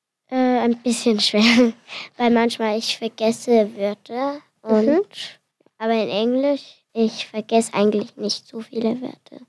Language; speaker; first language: German; non-native, learner; Finnish